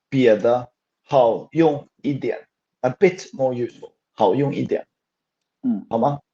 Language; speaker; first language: Chinese; non-native, fluent; Swedish